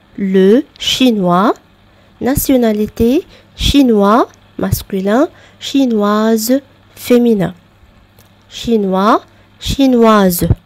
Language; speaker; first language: French; non-native, fluent; Arabic